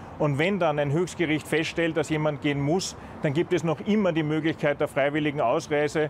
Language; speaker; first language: German; native; German